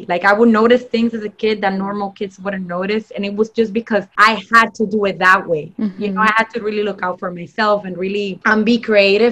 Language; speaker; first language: English; non-native, fluent; Spanish